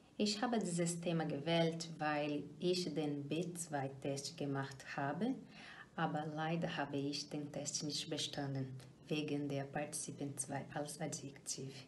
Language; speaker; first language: German; non-native, learner; Portuguese